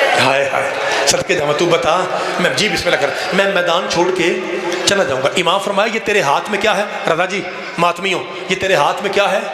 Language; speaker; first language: Urdu; non-native, local second language; Punjabi